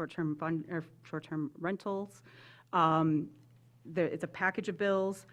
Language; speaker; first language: English; native; English